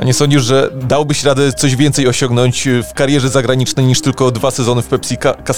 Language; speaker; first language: Polish; native; Polish